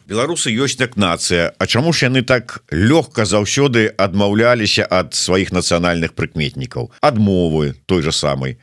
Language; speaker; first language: Belarusian; non-native, local second language; Russian